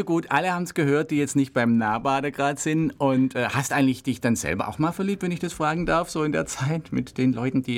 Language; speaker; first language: German; native; German